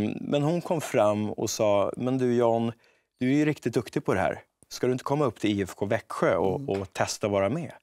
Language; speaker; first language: Swedish; native; Swedish